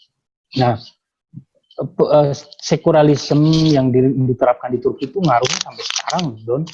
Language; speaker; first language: Indonesian; native; Indonesian